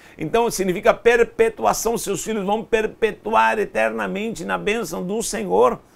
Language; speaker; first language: Portuguese; non-native, fluent; Spanish